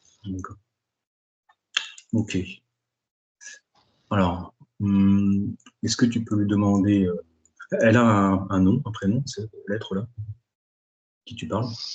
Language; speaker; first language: French; native; French